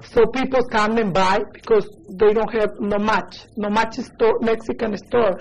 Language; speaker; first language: English; non-native, learner; Spanish